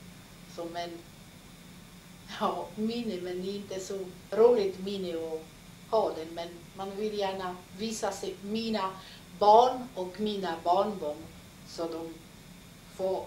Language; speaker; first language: Swedish; non-native, fluent; Polish